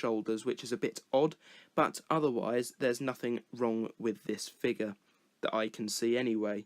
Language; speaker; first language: English; native; English